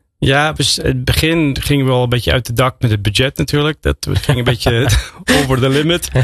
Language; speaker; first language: Dutch; non-native, fluent; English